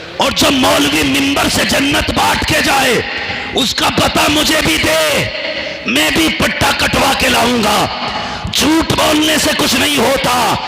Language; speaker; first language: Urdu; native; Urdu